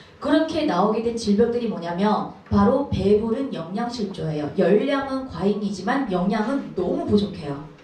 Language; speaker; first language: Korean; early bilingual, heritage; Korean